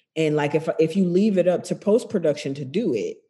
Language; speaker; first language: English; native; English